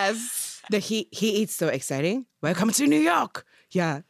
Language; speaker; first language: English; non-native, learner; Japanese